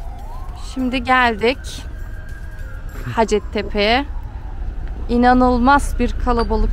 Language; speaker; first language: Turkish; early bilingual, heritage; Turkish